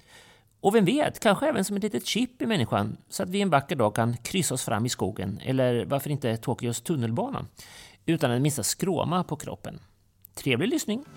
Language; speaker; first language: Swedish; native; Swedish